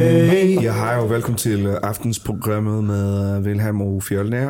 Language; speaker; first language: Danish; non-native, learner; Icelandic